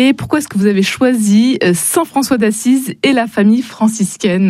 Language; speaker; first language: French; native; French